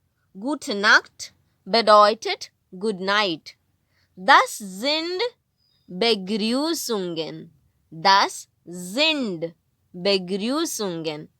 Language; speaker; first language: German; non-native, fluent; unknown